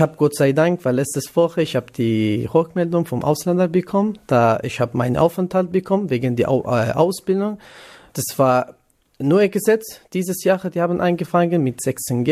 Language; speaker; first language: German; non-native, learner; Kurdish